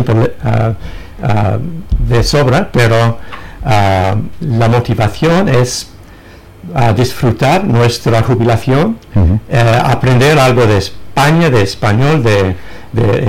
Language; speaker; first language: Spanish; non-native, fluent; English